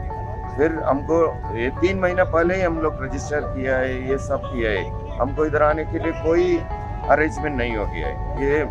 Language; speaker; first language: Hindi; early bilingual, heritage; Hindi